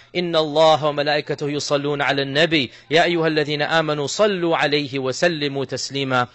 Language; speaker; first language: Arabic; non-native, fluent; English